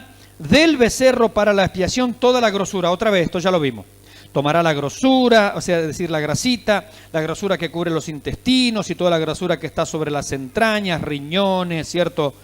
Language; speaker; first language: Spanish; native; Spanish